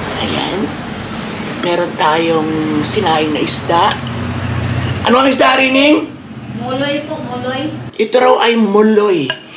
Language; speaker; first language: Filipino; native; Filipino